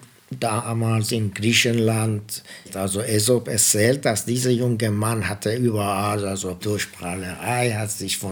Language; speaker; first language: German; non-native, fluent; Persian